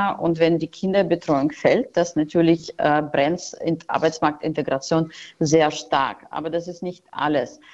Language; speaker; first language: German; non-native, fluent; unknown